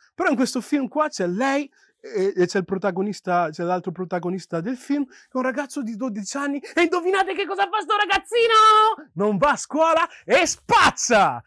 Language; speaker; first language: Italian; early bilingual, other home language; Yoruba